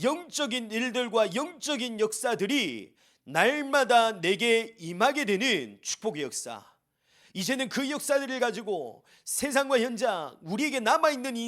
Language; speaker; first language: Korean; native; Korean